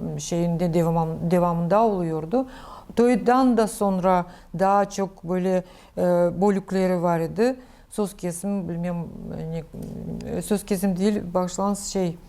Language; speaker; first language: Turkish; non-native, learner; Crimean Tatar